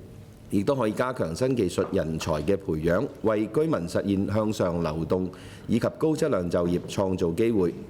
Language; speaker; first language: Cantonese; native; Cantonese